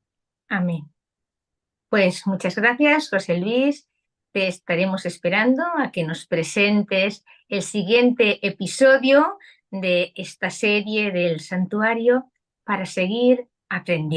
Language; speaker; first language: Spanish; native; Spanish